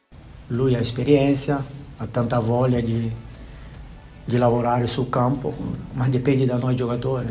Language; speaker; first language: Italian; non-native, fluent; Portuguese